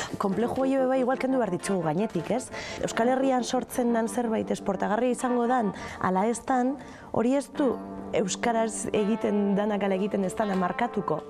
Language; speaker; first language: Basque; native; Basque